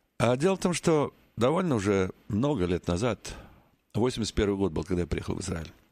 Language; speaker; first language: Russian; native; Russian